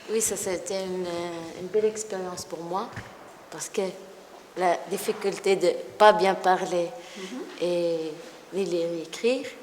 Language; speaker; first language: French; non-native, learner; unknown